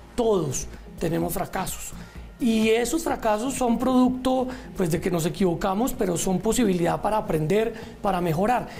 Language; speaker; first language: Spanish; native; Spanish